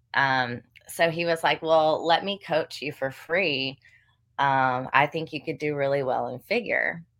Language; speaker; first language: English; native; English